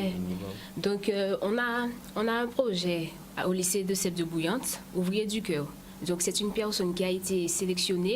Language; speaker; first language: French; native; French